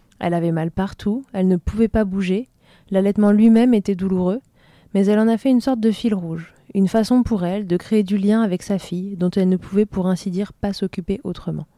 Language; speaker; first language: French; native; French